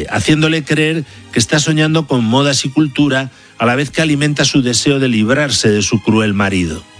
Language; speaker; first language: Spanish; native; Spanish